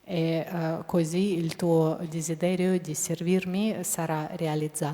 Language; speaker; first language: Italian; non-native, fluent; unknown